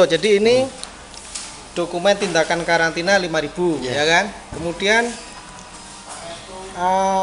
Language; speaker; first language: Indonesian; native; Indonesian